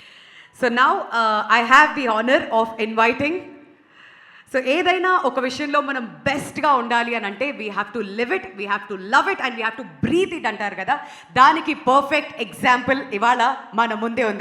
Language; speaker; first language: Telugu; native; Telugu